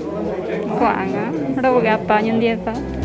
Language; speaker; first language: Spanish; non-native, local second language; Guarani